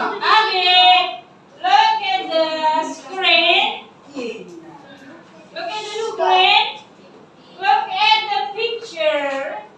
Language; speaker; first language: English; non-native, learner; Indonesian